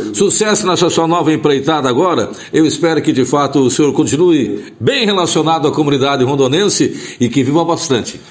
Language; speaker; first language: Portuguese; native; Portuguese